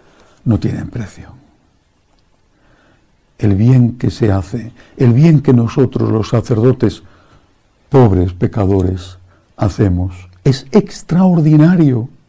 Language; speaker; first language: Spanish; native; Spanish